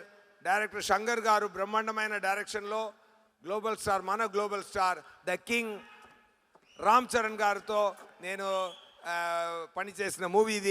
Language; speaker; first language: Telugu; non-native, learner; Tamil